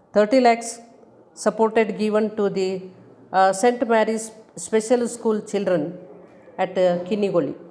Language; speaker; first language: English; non-native, local second language; Kannada